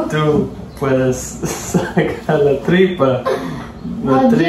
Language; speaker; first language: Spanish; non-native, learner; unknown